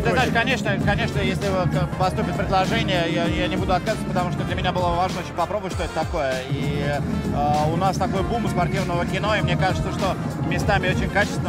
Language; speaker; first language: Russian; native; Russian